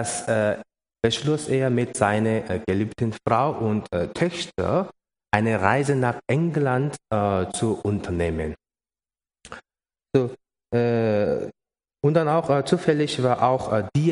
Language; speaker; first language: German; non-native, learner; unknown